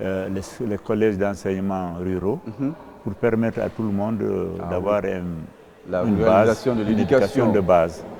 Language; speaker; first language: French; non-native, local second language; Fula